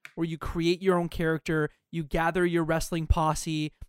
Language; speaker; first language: English; native; English